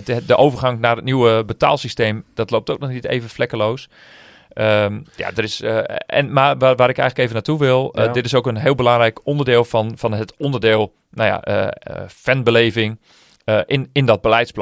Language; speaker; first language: Dutch; native; Dutch